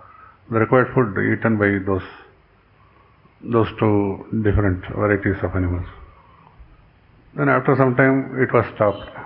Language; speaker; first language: English; non-native, local second language; Kannada